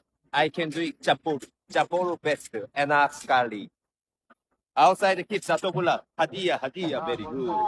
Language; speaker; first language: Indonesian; non-native, learner; Korean